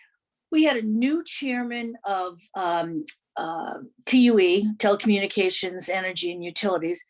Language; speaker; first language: English; native; English